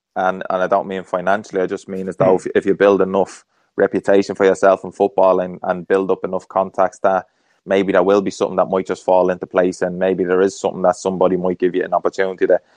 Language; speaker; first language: English; native; English